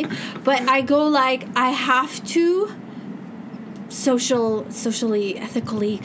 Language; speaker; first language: English; native; English